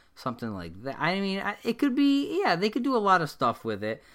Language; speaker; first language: English; native; English